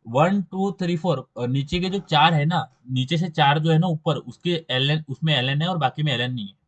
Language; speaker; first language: Hindi; non-native, local second language; Marathi